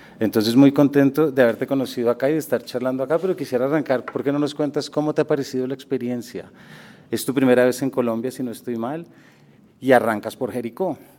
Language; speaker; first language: Spanish; native; Spanish